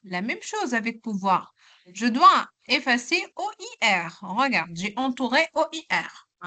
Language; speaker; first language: French; non-native, local second language; Arabic